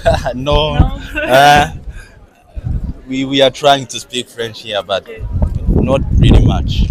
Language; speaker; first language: English; non-native, learner; Kinyarwanda